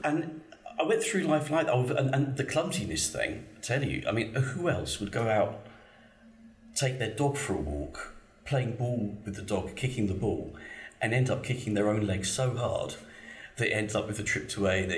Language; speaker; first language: English; native; English